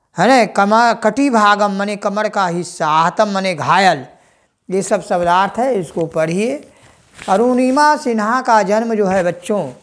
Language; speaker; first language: Hindi; native; Hindi